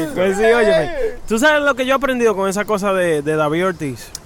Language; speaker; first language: Spanish; early bilingual, heritage; Spanish